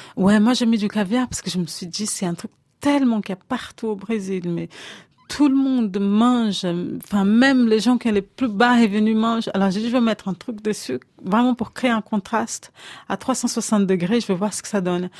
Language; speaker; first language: French; non-native, fluent; Portuguese